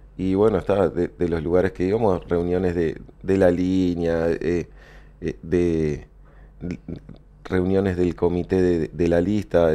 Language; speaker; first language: Spanish; native; Spanish